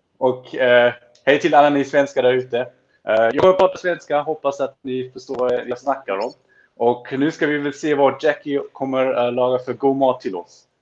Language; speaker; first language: Swedish; non-native, fluent; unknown